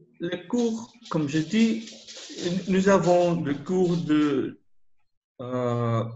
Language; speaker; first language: French; non-native, learner; Portuguese